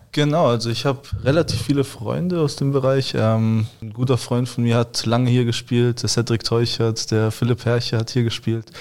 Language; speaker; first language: German; early bilingual, other home language; Russian